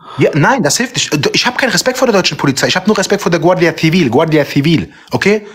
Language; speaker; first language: German; early bilingual, other home language; Turkish